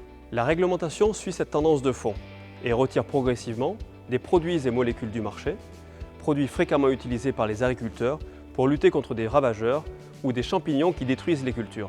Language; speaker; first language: French; native; French